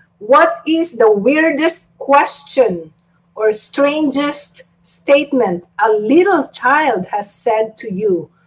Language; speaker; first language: English; non-native, local second language; Filipino